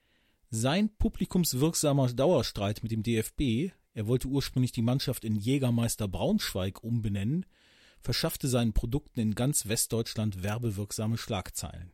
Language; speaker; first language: German; native; German